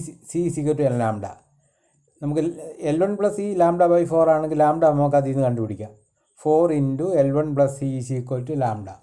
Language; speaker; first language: Malayalam; native; Malayalam